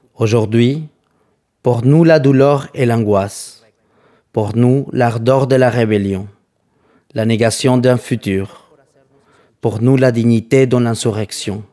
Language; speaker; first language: French; non-native, fluent; Spanish